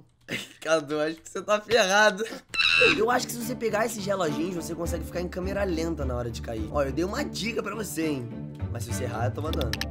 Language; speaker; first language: Portuguese; native; Portuguese